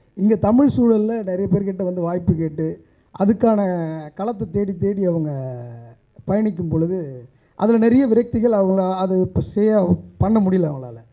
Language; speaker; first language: Tamil; native; Tamil